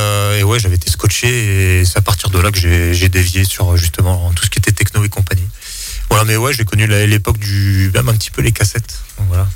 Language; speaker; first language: French; native; French